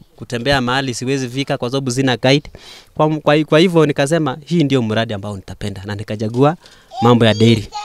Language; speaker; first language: Swahili; non-native, local second language; Kalenjin